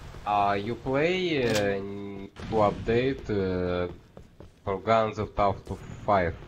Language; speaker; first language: English; non-native, learner; Russian